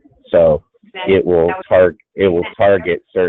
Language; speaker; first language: English; native; English